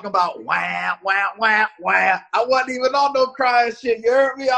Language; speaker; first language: English; native; English